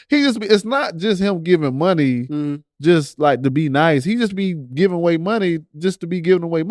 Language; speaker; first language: English; native; English